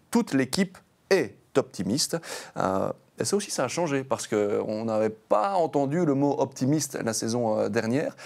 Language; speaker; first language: French; native; French